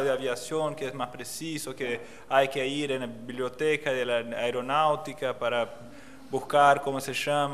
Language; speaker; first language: Spanish; non-native, fluent; Portuguese